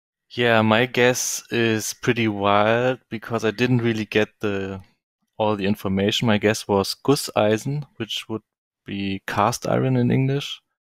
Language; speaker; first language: English; non-native, fluent; German